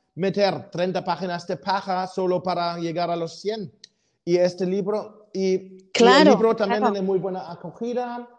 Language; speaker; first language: Spanish; non-native, fluent; German